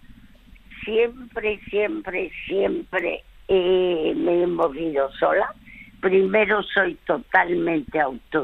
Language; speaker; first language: Spanish; early bilingual, other home language; French